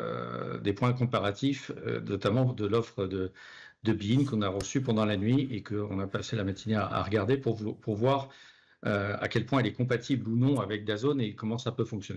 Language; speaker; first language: French; native; French